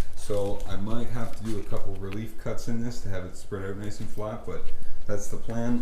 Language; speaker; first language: English; native; English